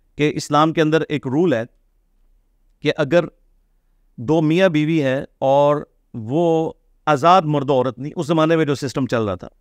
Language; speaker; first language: Urdu; native; Urdu